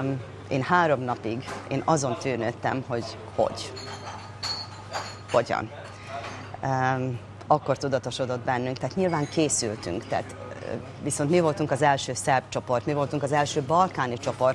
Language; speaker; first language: Hungarian; native; Hungarian